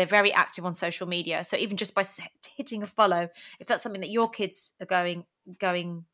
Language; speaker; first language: English; early bilingual, other home language; Greek